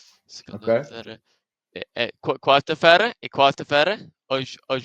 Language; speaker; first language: Portuguese; non-native, learner; English